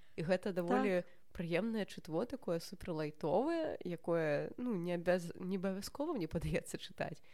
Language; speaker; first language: Belarusian; non-native, local second language; Russian